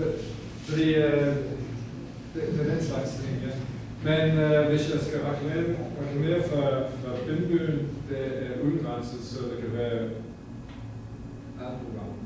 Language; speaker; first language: Danish; non-native, fluent; English